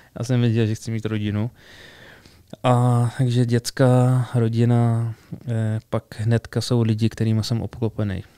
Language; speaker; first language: Czech; early bilingual, other home language; Arabic